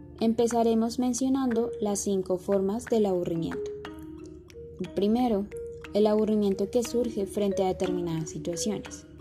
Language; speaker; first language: Spanish; native; Spanish